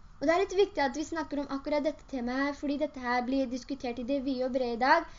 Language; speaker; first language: Norwegian; early bilingual, other home language; Urdu